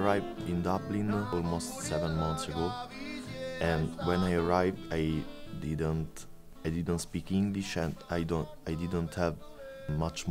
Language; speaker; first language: English; non-native, learner; Italian